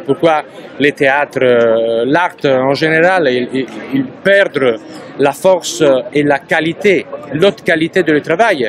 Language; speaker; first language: French; non-native, fluent; Italian